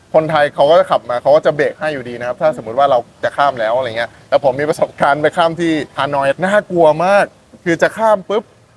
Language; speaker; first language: Thai; native; Thai